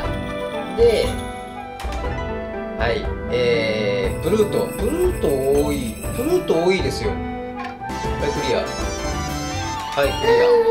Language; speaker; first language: Japanese; native; Japanese